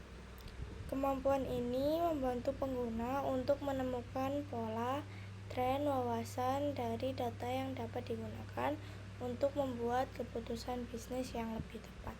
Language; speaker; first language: Indonesian; native; Indonesian